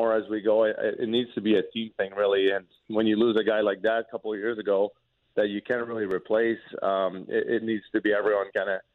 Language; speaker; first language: English; non-native, fluent; French